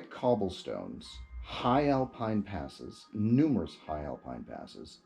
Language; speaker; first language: English; native; English